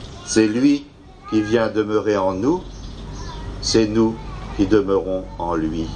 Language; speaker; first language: French; native; French